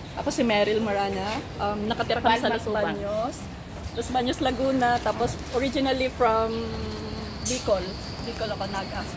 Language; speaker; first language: Filipino; non-native, local second language; Bikol